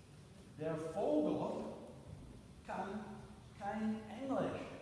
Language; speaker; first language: German; non-native, fluent; English